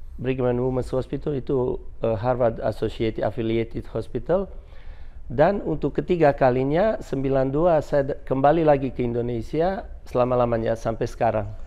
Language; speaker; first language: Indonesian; non-native, fluent; Croatian